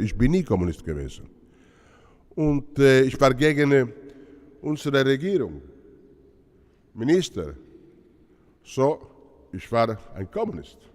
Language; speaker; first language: German; non-native, learner; Italian